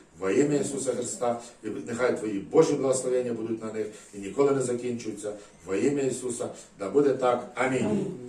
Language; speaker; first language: Ukrainian; native; Ukrainian